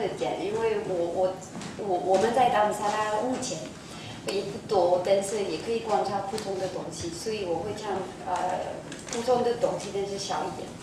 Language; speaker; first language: Chinese; non-native, fluent; French